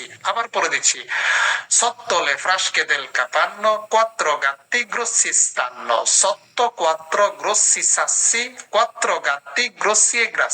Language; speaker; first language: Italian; non-native, fluent; Bangla